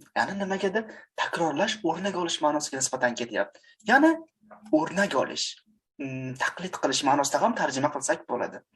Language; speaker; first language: Uzbek; native; Uzbek